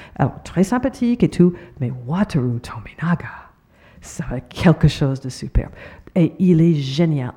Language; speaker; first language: French; non-native, fluent; English